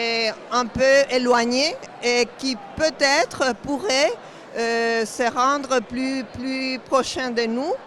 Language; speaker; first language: French; non-native, fluent; Spanish